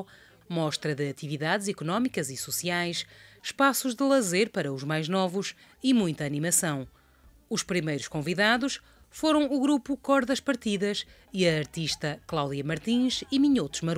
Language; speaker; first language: Portuguese; native; Portuguese